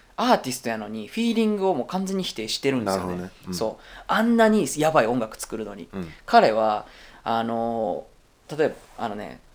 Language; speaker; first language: Japanese; native; Japanese